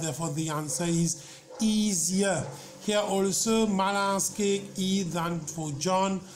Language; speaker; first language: English; non-native, local second language; Morisyen